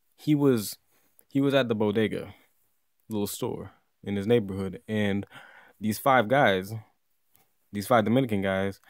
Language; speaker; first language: English; native; English